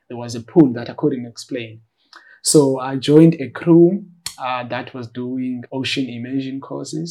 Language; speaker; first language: English; non-native, local second language; Xhosa